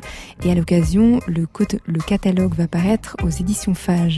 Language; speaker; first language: French; native; French